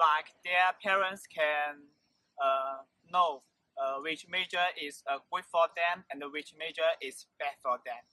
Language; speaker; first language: English; non-native, learner; Chinese